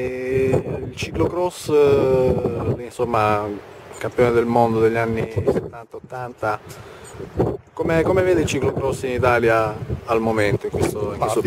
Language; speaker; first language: Italian; native; Italian